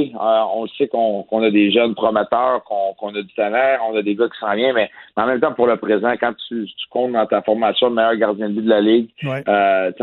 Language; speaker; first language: French; native; French